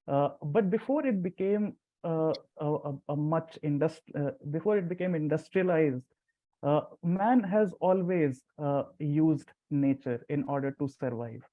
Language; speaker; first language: English; non-native, local second language; Hindi